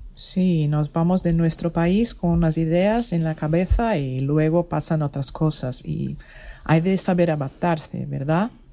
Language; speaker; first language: Spanish; non-native, fluent; Portuguese